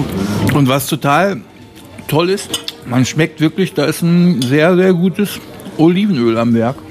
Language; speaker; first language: German; native; German